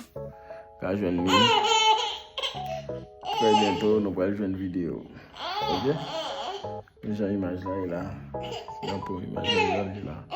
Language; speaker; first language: French; non-native, learner; Haitian Creole